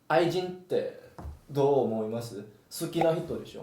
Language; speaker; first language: Japanese; non-native, fluent; Chinese